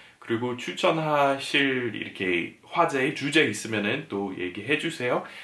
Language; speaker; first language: Korean; non-native, fluent; English